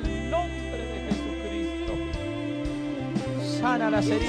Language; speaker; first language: Spanish; native; Spanish